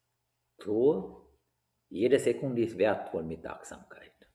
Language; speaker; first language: German; non-native, fluent; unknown